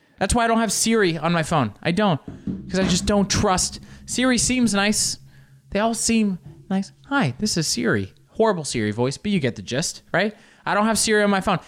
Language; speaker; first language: English; early bilingual, other home language; Spanish